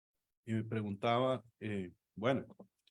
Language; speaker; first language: Spanish; native; Spanish